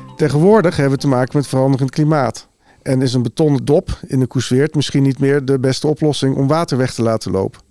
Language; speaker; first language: Dutch; native; Dutch